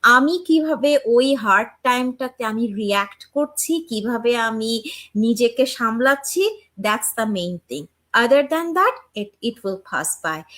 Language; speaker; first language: Bangla; early bilingual, heritage; Bangla